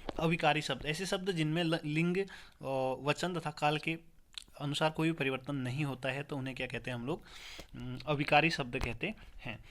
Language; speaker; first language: Hindi; native; Hindi